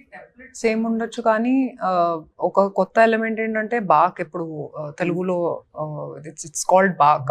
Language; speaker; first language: Telugu; non-native, local second language; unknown